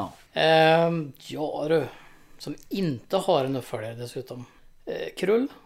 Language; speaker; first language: Swedish; native; Swedish